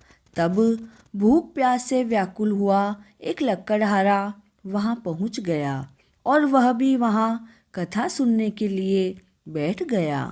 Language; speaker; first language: Hindi; native; Hindi